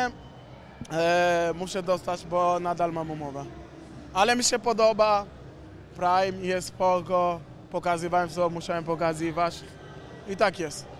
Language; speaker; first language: Polish; non-native, learner; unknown